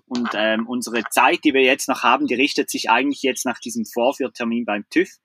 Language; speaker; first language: German; native; German